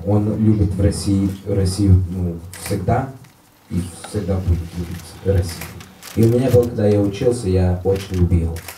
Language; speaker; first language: Russian; non-native, learner; English